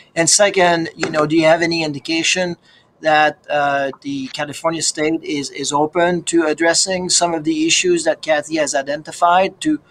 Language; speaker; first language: English; native; English